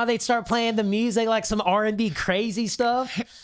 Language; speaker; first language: English; native; English